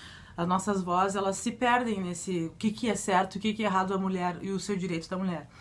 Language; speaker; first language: Portuguese; native; Portuguese